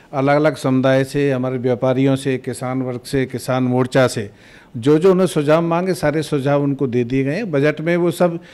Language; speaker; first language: Hindi; native; Hindi